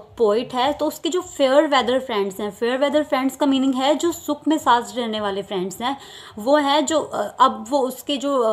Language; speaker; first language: Hindi; native; Hindi